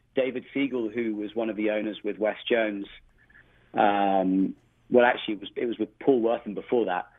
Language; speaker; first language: English; native; English